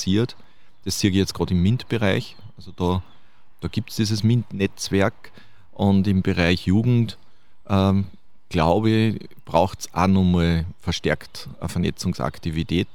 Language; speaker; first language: German; native; German